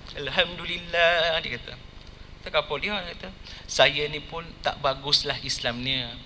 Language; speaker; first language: Malay; non-native, local second language; Tamil